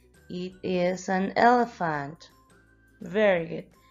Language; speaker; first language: English; non-native, fluent; Spanish